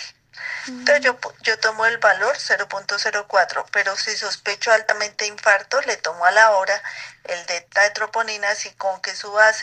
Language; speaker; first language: Spanish; native; Spanish